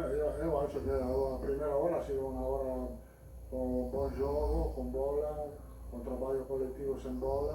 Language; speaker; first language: Portuguese; non-native, learner; Italian